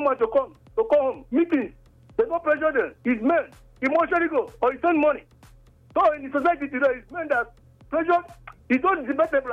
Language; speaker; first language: English; non-native, local second language; Igbo